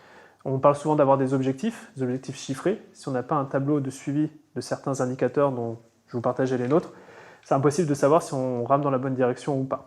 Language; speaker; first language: French; native; French